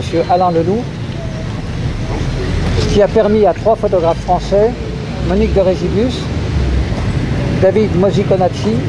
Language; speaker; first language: French; native; French